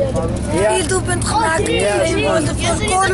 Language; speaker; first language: Dutch; non-native, learner; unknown